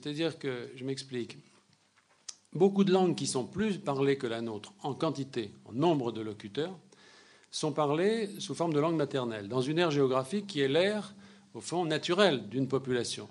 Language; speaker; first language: French; native; French